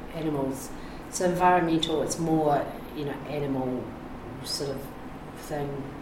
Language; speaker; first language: English; native; English